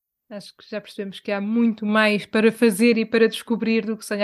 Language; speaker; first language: Portuguese; native; Portuguese